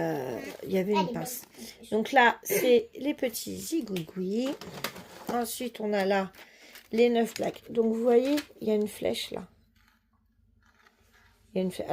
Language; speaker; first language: French; native; French